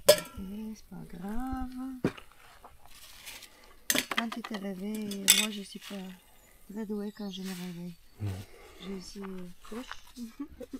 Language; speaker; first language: French; non-native, learner; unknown